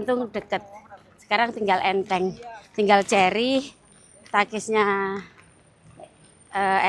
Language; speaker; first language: Indonesian; non-native, local second language; Javanese